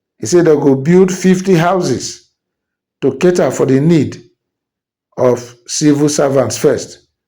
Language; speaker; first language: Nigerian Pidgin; native; Nigerian Pidgin